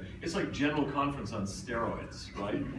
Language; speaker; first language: English; native; English